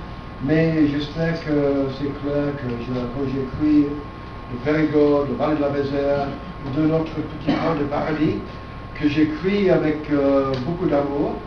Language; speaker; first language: French; non-native, fluent; English